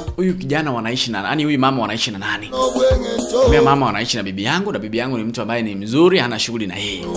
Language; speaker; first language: Swahili; non-native, local second language; Gusii